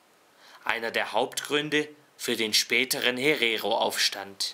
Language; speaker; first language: German; native; German